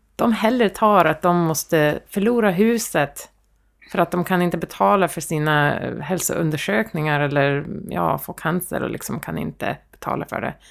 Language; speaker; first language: Swedish; early bilingual, heritage; Swedish